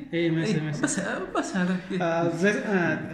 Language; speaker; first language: Arabic; non-native, learner; Hindi